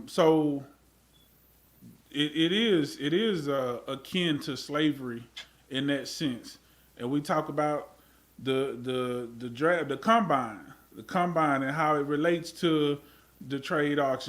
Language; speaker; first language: English; native; English